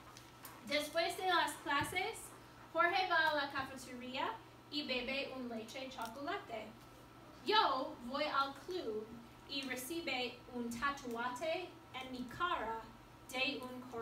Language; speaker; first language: Spanish; non-native, learner; English